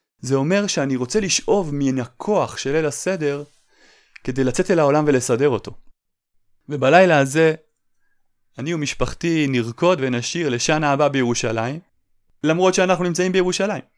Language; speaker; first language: Hebrew; native; Hebrew